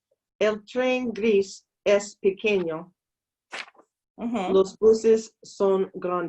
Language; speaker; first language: Spanish; non-native, learner; English